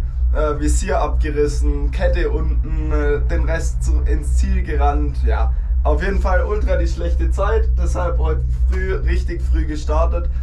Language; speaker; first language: German; native; German